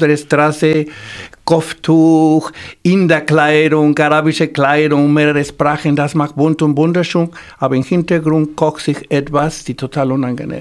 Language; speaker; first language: German; non-native, fluent; Spanish